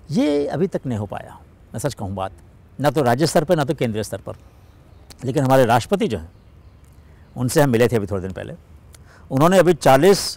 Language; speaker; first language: Hindi; native; Hindi